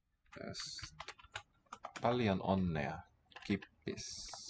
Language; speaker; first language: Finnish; non-native, learner; English